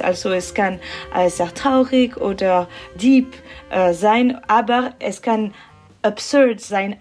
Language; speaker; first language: German; non-native, learner; French